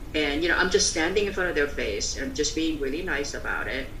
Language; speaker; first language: English; early bilingual, other home language; Korean